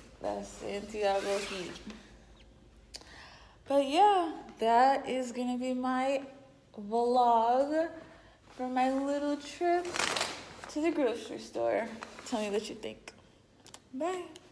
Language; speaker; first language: English; native; English